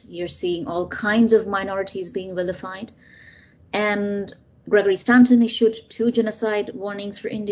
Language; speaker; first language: English; non-native, local second language; Tamil